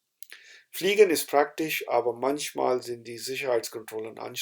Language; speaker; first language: German; non-native, fluent; Urdu